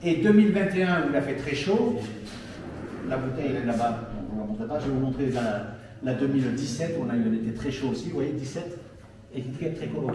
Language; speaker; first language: French; native; French